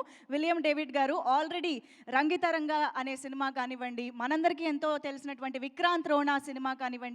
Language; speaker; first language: Telugu; native; Telugu